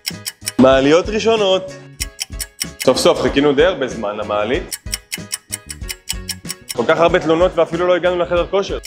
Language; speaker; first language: Hebrew; native; Hebrew